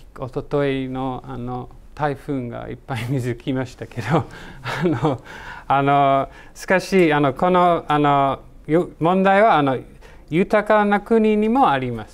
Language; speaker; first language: Japanese; non-native, learner; English